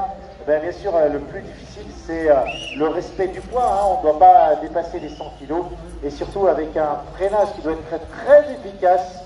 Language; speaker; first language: French; native; French